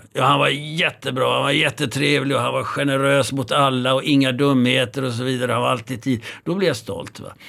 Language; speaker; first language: Swedish; native; Swedish